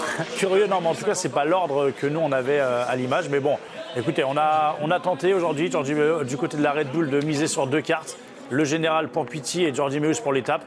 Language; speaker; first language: French; native; French